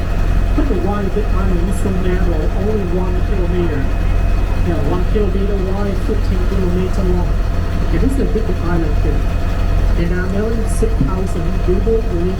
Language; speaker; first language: English; non-native, learner; Vietnamese